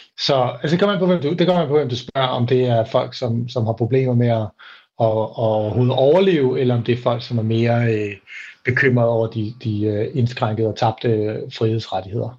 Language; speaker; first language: Danish; native; Danish